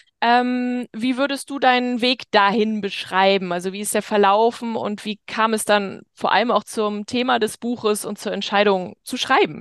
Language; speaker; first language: German; native; German